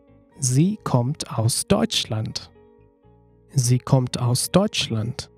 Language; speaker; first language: German; non-native, fluent; Nepali